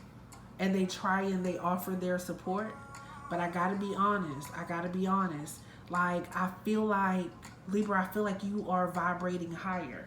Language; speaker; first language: English; native; English